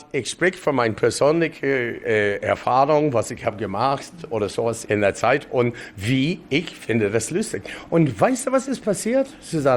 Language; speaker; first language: German; non-native, learner; English